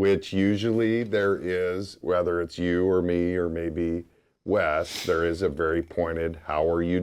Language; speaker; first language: English; native; English